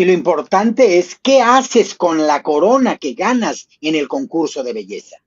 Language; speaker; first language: Spanish; native; Spanish